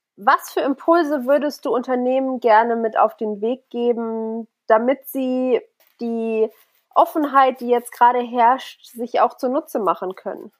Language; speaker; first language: German; native; German